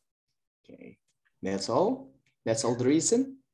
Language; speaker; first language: English; non-native, fluent; Indonesian